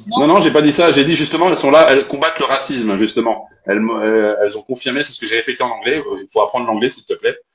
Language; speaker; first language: French; native; French